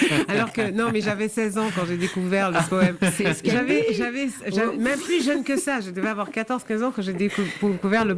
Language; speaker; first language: French; native; French